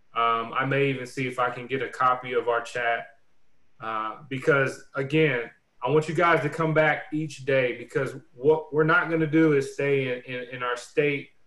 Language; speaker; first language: English; native; English